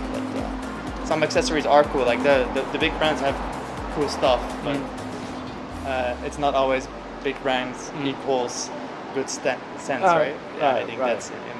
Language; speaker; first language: English; non-native, fluent; Dutch